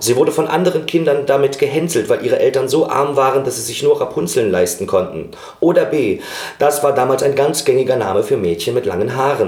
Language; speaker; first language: German; native; German